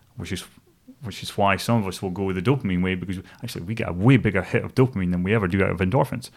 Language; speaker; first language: English; native; English